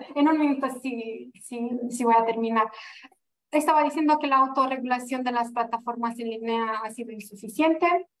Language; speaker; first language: Spanish; non-native, fluent; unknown